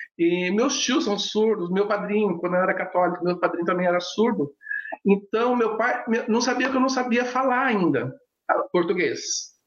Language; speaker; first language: Portuguese; non-native, local second language; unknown